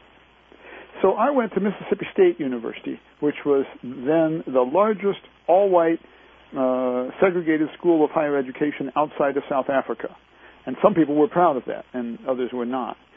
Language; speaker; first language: English; native; English